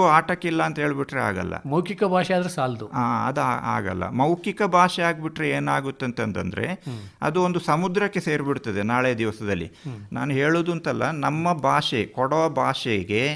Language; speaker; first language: Kannada; non-native, local second language; Kodava